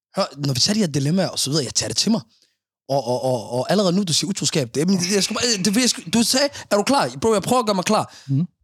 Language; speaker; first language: Danish; early bilingual, other home language; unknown